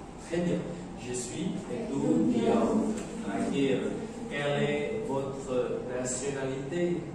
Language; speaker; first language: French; non-native, fluent; Indonesian